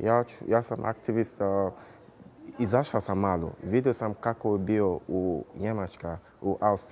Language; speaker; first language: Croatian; non-native, learner; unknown